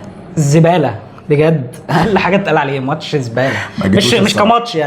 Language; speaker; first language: Arabic; native; Arabic